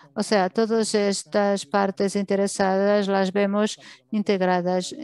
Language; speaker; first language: Spanish; non-native, fluent; Italian